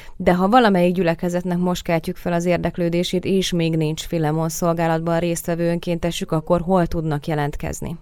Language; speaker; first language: Hungarian; native; Hungarian